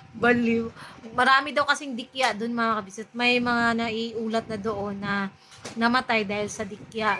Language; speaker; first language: Filipino; native; Filipino